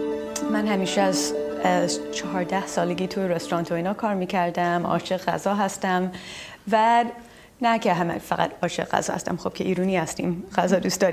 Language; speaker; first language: Persian; early bilingual, heritage; Persian